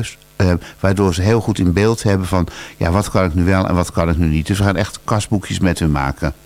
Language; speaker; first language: Dutch; native; Dutch